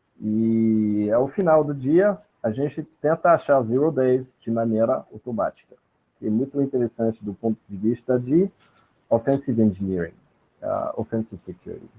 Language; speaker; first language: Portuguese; non-native, fluent; French